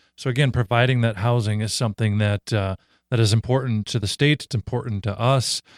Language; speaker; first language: English; native; English